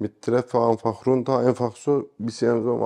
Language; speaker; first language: German; non-native, learner; Turkish